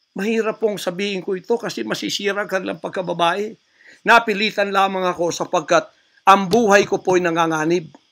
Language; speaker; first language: Filipino; native; Filipino